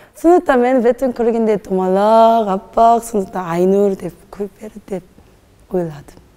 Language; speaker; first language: Kazakh; non-native, learner; Korean